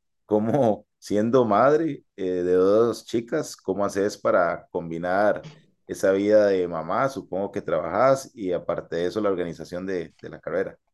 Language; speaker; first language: Spanish; native; Spanish